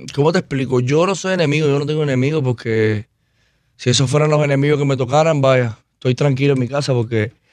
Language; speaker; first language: Spanish; native; Spanish